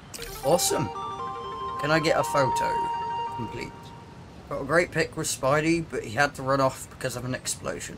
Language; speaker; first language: English; native; English